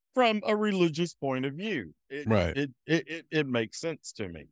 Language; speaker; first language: English; native; English